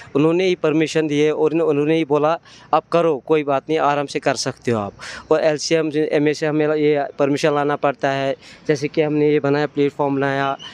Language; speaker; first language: Hindi; non-native, local second language; Kashmiri